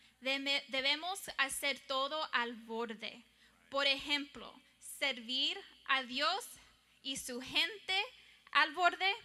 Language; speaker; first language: Spanish; early bilingual, heritage; English